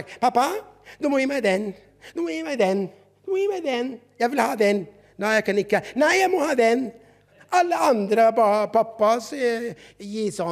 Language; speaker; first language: Norwegian; non-native, fluent; Arabic